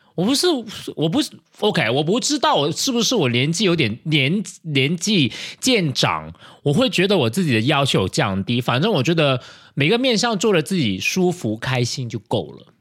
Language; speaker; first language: Chinese; non-native, local second language; Cantonese